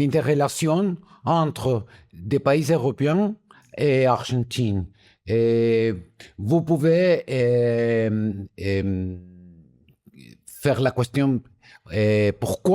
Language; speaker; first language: French; non-native, learner; Spanish